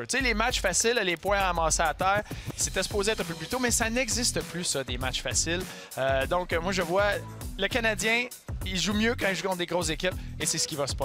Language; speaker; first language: French; native; French